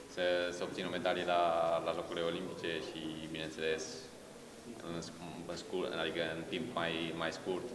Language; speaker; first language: Romanian; early bilingual, heritage; Romanian